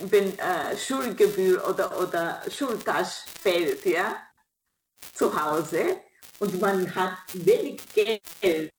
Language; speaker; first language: German; non-native, fluent; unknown